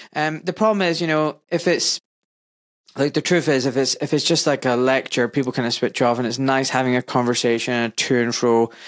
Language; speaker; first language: English; native; English